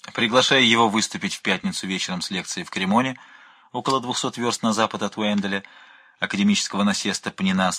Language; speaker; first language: Russian; native; Russian